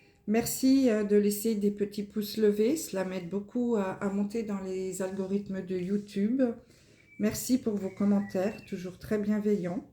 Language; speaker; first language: French; native; French